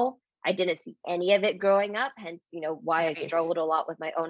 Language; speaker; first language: English; native; English